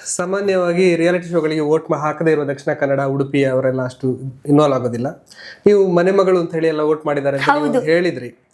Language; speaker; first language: Kannada; native; Kannada